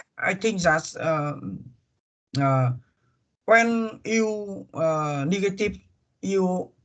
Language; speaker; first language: English; non-native, learner; Vietnamese